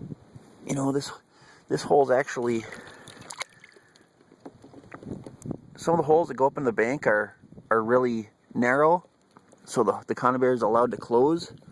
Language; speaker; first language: English; native; English